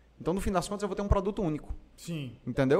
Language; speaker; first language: Portuguese; native; Portuguese